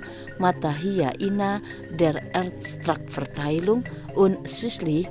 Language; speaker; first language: German; non-native, fluent; Indonesian